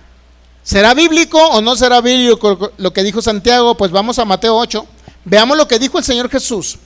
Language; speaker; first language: Spanish; native; Spanish